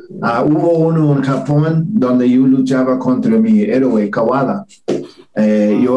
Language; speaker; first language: Spanish; non-native, fluent; English